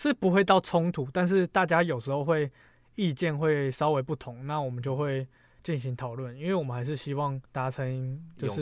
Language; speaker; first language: Chinese; native; Chinese